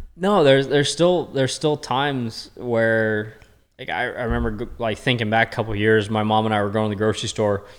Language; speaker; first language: English; native; English